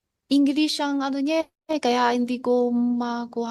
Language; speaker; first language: Filipino; non-native, learner; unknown